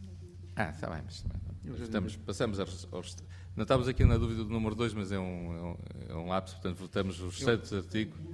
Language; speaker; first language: Portuguese; native; Portuguese